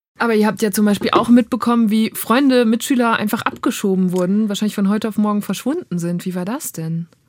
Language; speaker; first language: German; native; German